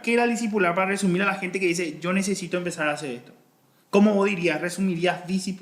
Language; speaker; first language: Spanish; native; Spanish